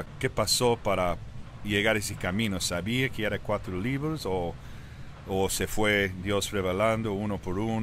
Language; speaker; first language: Spanish; early bilingual, heritage; English